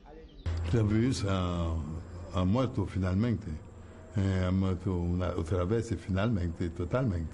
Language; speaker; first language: Spanish; non-native, fluent; Haitian Creole